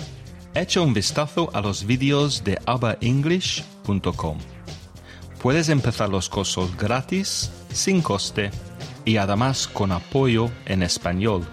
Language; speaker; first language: Spanish; non-native, fluent; English